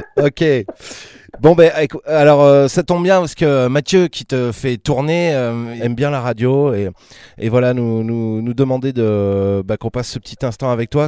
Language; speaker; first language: French; native; French